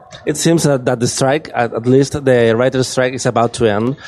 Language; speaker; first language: English; non-native, fluent; Spanish